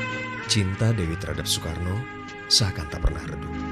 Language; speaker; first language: Indonesian; native; Indonesian